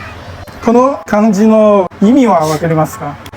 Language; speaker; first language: Japanese; non-native, learner; Chinese